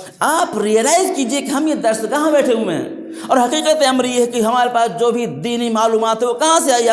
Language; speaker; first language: Urdu; native; Urdu